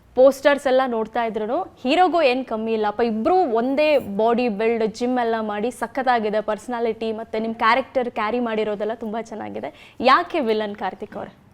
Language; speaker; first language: Kannada; native; Kannada